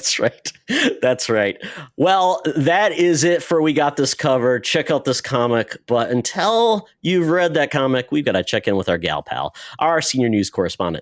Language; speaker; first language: English; native; English